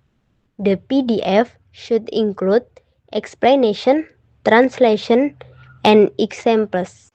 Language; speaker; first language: English; non-native, learner; Indonesian